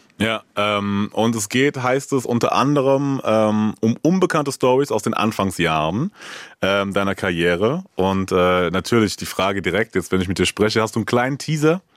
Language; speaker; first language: German; native; German